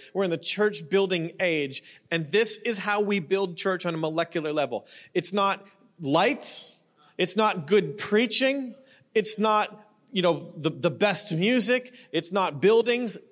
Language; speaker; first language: English; native; English